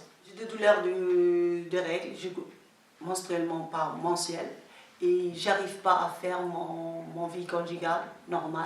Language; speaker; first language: French; non-native, local second language; Somali